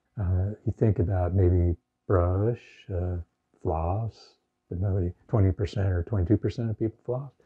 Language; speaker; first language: English; native; English